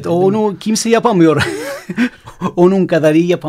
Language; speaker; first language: Turkish; non-native, fluent; Spanish